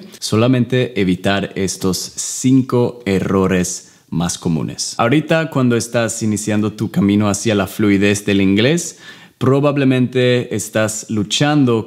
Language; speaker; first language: Spanish; non-native, fluent; English